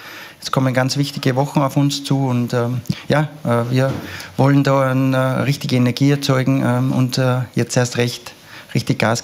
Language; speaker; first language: German; native; German